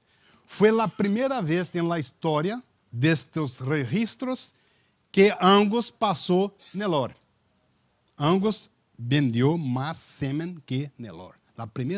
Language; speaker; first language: Spanish; non-native, learner; Portuguese